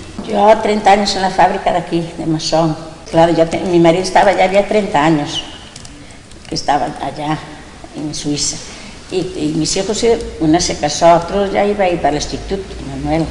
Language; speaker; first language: Spanish; non-native, local second language; Galician